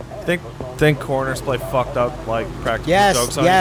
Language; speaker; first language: English; native; English